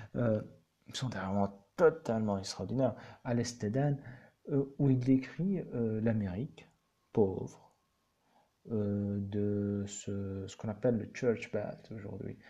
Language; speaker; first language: French; non-native, local second language; Arabic